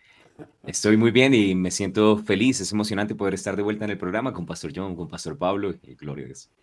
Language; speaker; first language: Spanish; native; Spanish